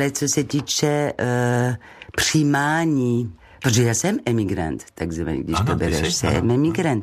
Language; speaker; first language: Czech; non-native, learner; French